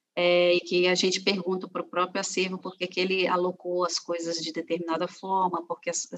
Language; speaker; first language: Portuguese; native; Portuguese